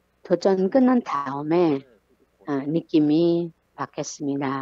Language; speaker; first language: Korean; non-native, learner; Thai